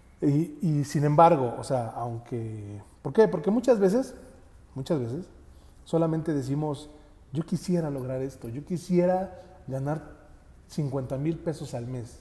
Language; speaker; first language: Spanish; native; Spanish